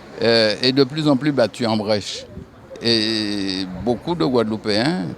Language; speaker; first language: French; native; French